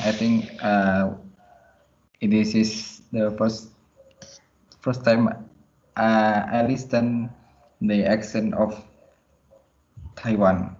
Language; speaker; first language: English; non-native, learner; Indonesian